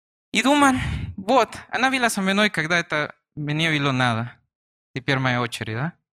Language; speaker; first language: Russian; non-native, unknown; Spanish